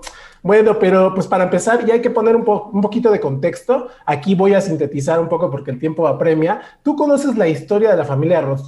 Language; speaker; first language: Spanish; native; Spanish